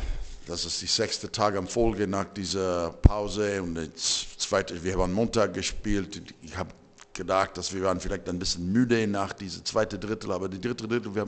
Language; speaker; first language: German; non-native, fluent; English